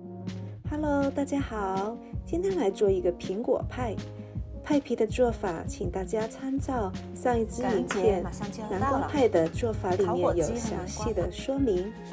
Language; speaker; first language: Chinese; native; Chinese